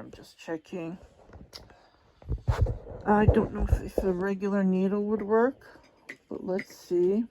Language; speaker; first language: English; non-native, fluent; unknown